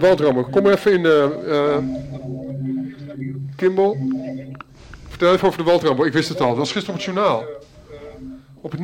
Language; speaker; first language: Dutch; native; Dutch